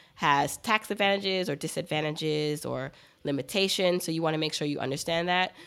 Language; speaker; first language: English; native; English